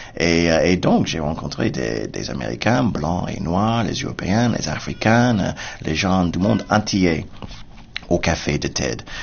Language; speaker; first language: French; non-native, fluent; English